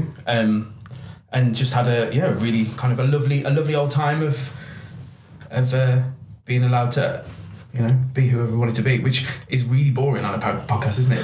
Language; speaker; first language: English; native; English